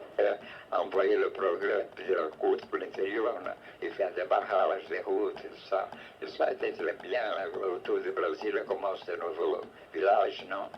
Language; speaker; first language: French; non-native, fluent; Portuguese